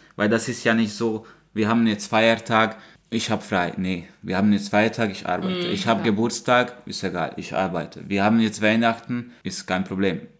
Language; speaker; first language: German; non-native, fluent; Hungarian